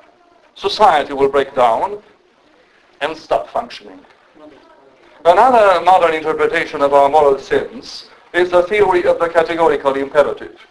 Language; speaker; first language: English; non-native, fluent; Romanian